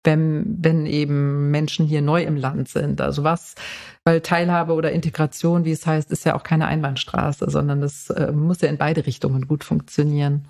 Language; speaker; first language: German; native; German